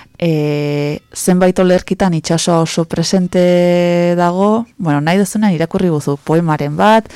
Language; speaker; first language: Basque; native; Basque